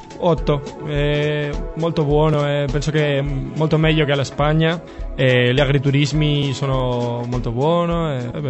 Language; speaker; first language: Italian; non-native, learner; Spanish